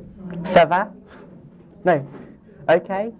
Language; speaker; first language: French; non-native, learner; English